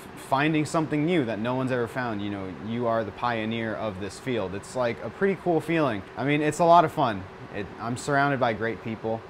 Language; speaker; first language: English; native; English